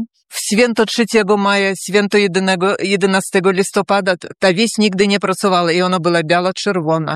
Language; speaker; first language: Polish; early bilingual, heritage; Polish